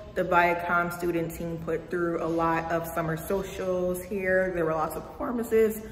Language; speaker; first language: English; native; English